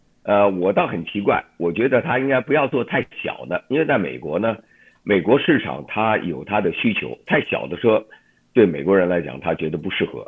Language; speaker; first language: Chinese; native; Chinese